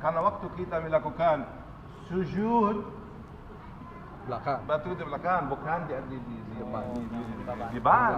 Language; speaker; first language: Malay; non-native, learner; Arabic